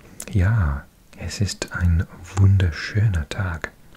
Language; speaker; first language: German; non-native, learner; English